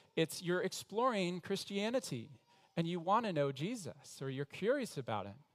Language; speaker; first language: English; native; English